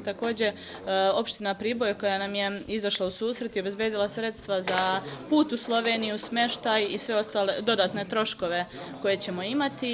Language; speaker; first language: Bosnian; native; Bosnian